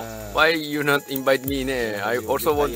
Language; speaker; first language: English; non-native, learner; Japanese